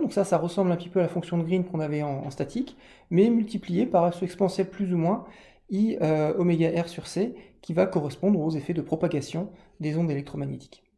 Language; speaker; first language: French; native; French